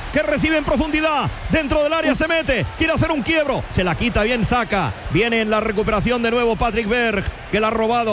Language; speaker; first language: Spanish; native; Spanish